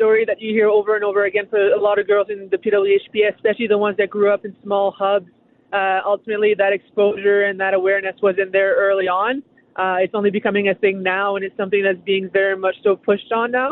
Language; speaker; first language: English; native; English